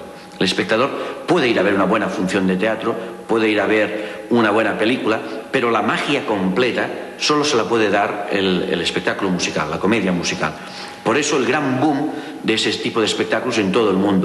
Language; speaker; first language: Spanish; native; Spanish